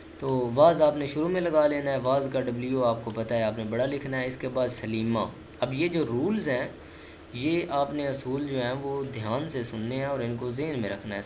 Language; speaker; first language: Urdu; non-native, local second language; Punjabi